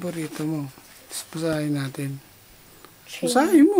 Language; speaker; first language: Filipino; native; Filipino